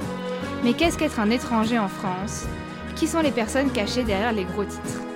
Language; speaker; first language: French; native; French